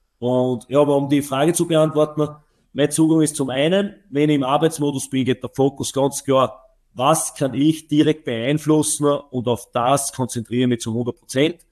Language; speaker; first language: German; native; German